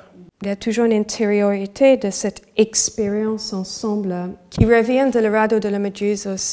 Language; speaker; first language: French; non-native, fluent; English